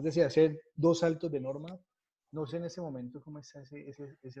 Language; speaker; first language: Spanish; native; Spanish